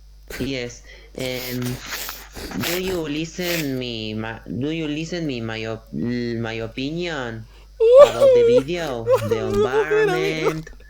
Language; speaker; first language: English; non-native, learner; Spanish